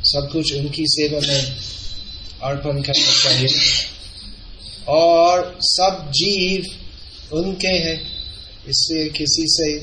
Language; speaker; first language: Hindi; non-native, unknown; English